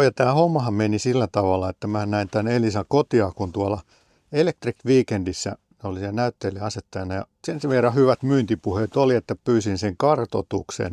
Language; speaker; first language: Finnish; native; Finnish